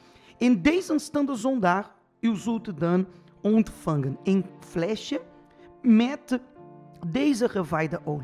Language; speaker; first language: Dutch; non-native, fluent; Portuguese